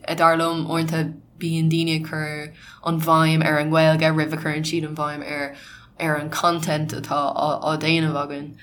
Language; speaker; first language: Irish; non-native, local second language; English